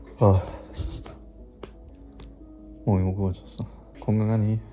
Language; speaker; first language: Korean; non-native, fluent; German